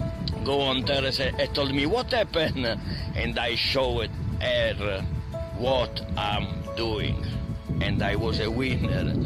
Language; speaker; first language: English; non-native, learner; Italian